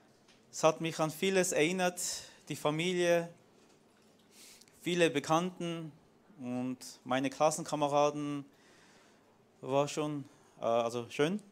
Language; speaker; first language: German; non-native, fluent; Armenian